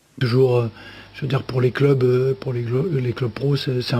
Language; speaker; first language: French; non-native, fluent; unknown